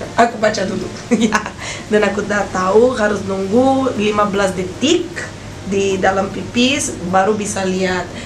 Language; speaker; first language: Indonesian; non-native, fluent; Portuguese